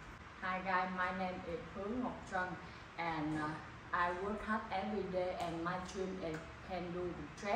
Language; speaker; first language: English; non-native, learner; Vietnamese